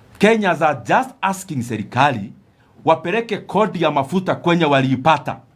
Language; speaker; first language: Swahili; non-native, local second language; Kikuyu